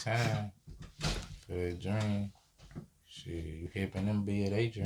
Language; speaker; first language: English; native; English